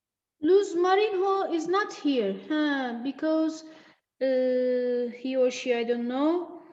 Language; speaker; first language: English; non-native, fluent; Turkish